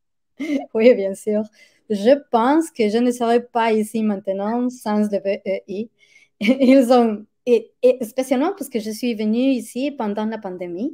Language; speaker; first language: French; non-native, fluent; Spanish